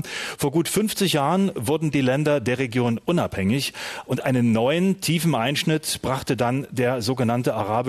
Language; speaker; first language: German; native; German